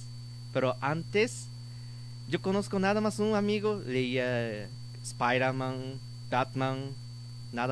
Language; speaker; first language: Spanish; non-native, learner; Japanese